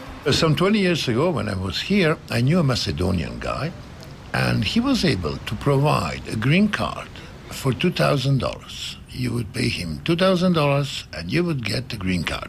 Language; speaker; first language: English; non-native, fluent; Croatian